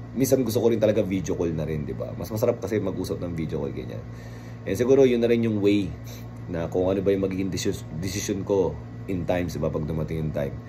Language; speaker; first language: Filipino; native; Filipino